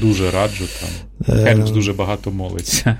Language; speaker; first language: Polish; non-native, learner; Ukrainian